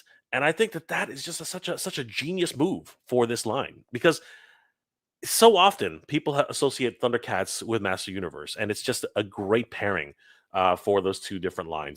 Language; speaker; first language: English; native; English